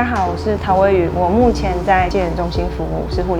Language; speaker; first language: Chinese; native; Chinese